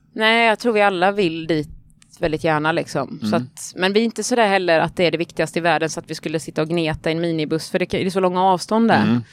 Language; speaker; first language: Swedish; native; Swedish